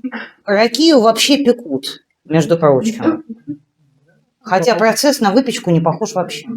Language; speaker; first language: Russian; native; Russian